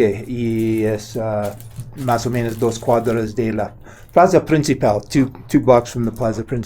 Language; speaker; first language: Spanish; non-native, learner; English